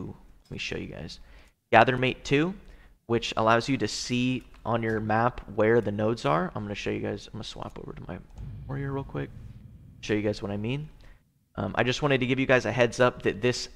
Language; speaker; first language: English; native; English